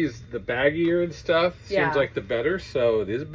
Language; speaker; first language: English; native; English